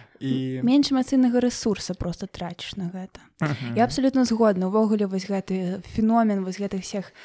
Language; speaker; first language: Belarusian; native; Belarusian